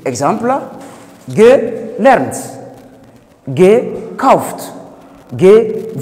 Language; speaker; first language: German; non-native, fluent; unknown